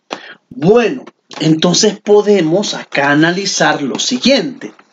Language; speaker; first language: Spanish; native; Spanish